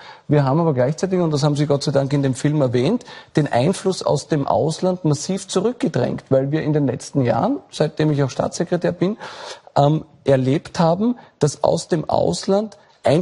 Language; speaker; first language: German; native; German